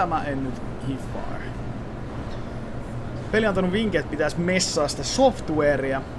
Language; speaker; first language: Finnish; native; Finnish